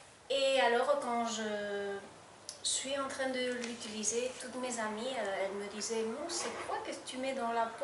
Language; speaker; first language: French; non-native, fluent; Spanish